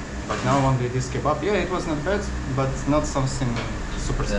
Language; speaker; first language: English; non-native, fluent; Russian